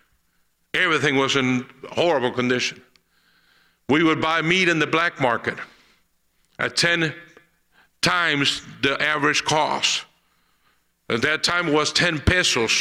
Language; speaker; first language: English; early bilingual, other home language; Spanish